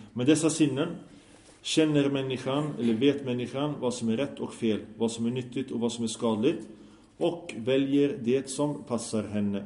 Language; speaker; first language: Swedish; early bilingual, other home language; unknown